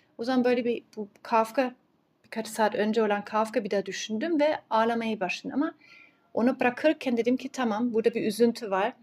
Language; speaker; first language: Turkish; early bilingual, heritage; Turkish